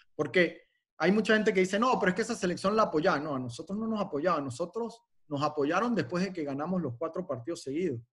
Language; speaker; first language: Spanish; native; Spanish